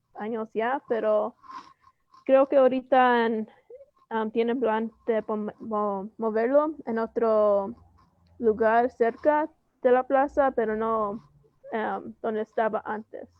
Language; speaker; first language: Spanish; early bilingual, heritage; Spanish